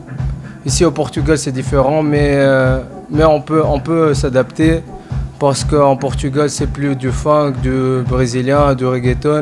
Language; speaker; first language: French; non-native, fluent; Arabic